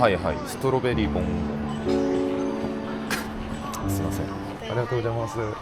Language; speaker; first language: Japanese; non-native, learner; Korean